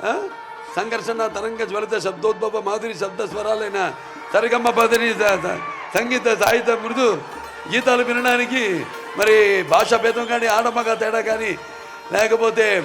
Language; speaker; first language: Telugu; native; Telugu